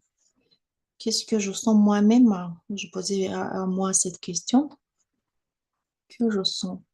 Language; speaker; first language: French; non-native, fluent; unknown